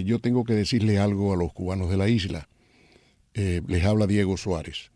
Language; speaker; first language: Spanish; native; Spanish